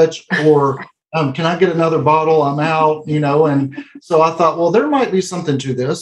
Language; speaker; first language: English; native; English